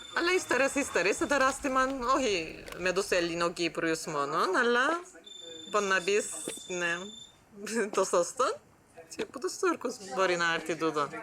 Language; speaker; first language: Greek; non-native, local second language; Turkish